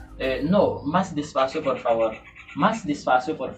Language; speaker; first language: Spanish; non-native, learner; Haitian Creole